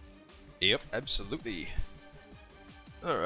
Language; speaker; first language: English; native; English